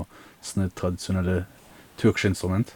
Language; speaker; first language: German; early bilingual, other home language; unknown